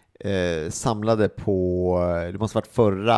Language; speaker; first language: Swedish; native; Swedish